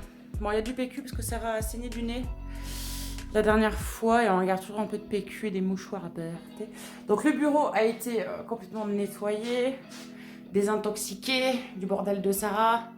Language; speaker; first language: French; native; French